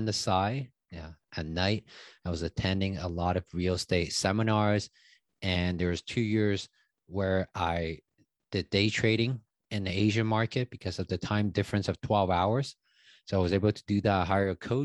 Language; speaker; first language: English; non-native, fluent; Chinese